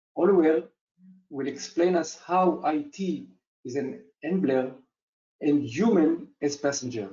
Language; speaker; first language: English; non-native, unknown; Hebrew